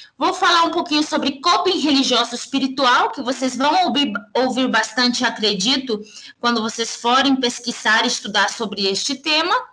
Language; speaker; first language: Portuguese; early bilingual, heritage; Spanish